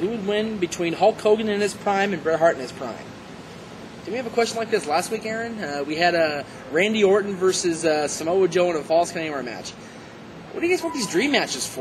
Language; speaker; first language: English; native; English